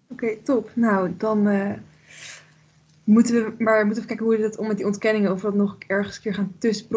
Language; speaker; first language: Dutch; native; Dutch